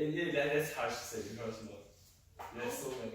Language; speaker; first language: English; non-native, fluent; Chinese